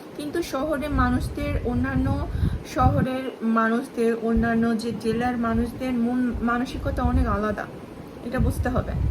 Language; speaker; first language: Bangla; non-native, local second language; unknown